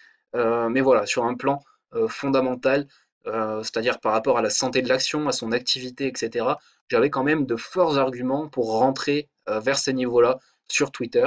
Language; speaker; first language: French; native; French